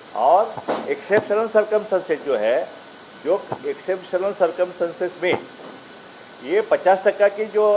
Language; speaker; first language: Hindi; non-native, local second language; Marathi